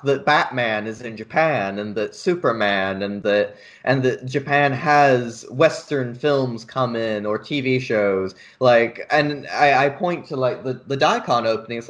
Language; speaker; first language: English; native; English